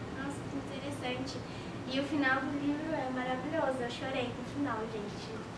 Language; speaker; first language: Portuguese; native; Portuguese